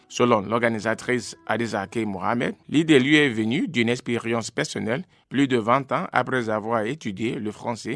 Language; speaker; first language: French; non-native, fluent; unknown